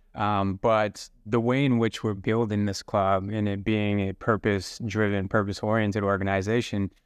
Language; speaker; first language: English; native; English